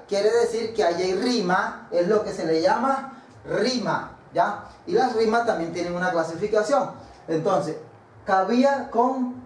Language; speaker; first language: Spanish; native; Spanish